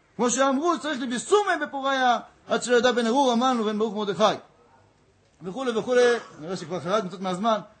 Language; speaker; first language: Hebrew; native; Hebrew